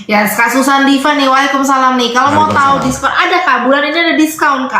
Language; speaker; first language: Indonesian; native; Indonesian